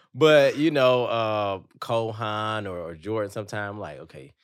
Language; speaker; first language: English; native; English